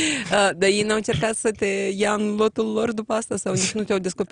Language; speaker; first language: Romanian; native; Romanian